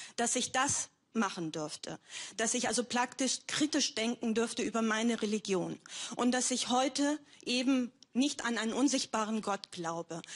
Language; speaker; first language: German; non-native, fluent; Greek